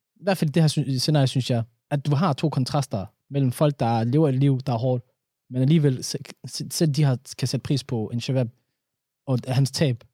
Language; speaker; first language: Danish; early bilingual, other home language; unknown